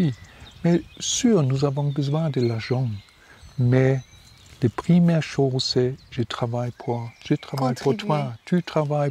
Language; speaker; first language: French; non-native, learner; German